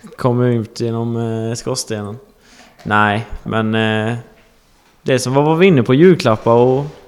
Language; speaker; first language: Swedish; native; Swedish